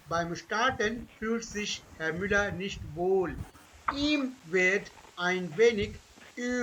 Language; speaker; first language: German; non-native, fluent; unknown